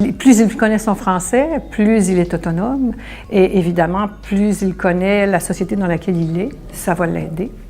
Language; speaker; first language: French; native; French